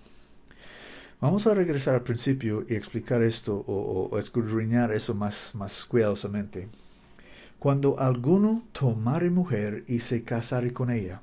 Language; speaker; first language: Spanish; non-native, learner; English